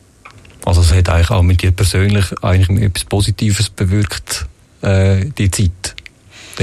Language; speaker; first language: German; native; German